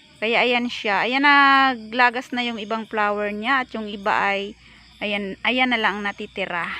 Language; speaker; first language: Filipino; native; Filipino